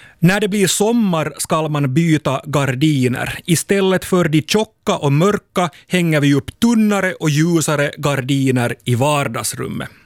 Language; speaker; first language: Swedish; native; Swedish